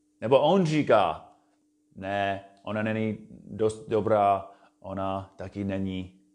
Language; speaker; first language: Czech; non-native, fluent; English